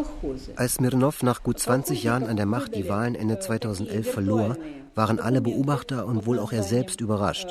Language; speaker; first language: German; native; German